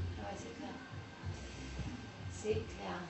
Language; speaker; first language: French; native; French